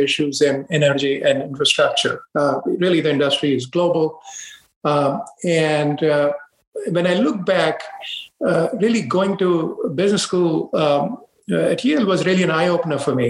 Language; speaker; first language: English; non-native, local second language; Hindi